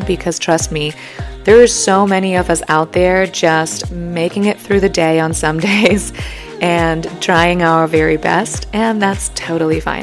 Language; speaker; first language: English; non-native, fluent; German